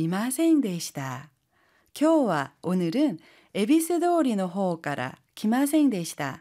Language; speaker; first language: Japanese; non-native, fluent; Korean